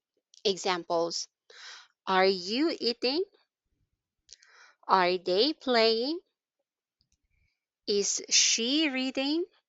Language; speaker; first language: English; non-native, local second language; Filipino